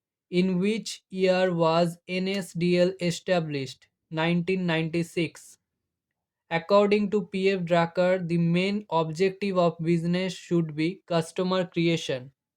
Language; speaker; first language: English; non-native, local second language; Bangla